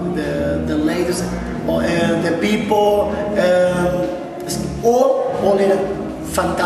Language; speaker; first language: English; non-native, local second language; Spanish